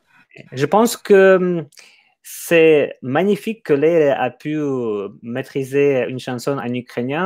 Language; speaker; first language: French; non-native, fluent; Ukrainian